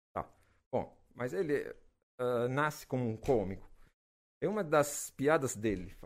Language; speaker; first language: Portuguese; non-native, fluent; Italian